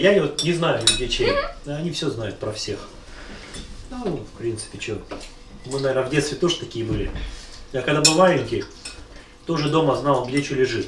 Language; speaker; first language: Russian; native; Russian